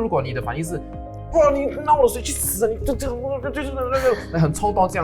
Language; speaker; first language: Chinese; non-native, local second language; English